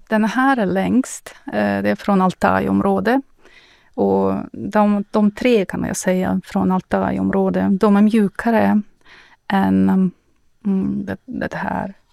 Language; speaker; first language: Swedish; non-native, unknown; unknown